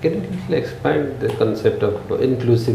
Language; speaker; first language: English; non-native, local second language; Odia